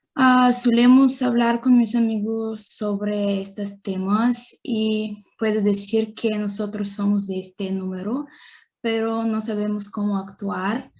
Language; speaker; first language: Spanish; non-native, fluent; Bulgarian